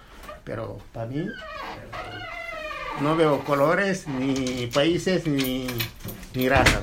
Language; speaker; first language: Spanish; non-native, fluent; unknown